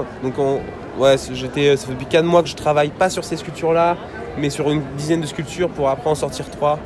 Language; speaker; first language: French; native; French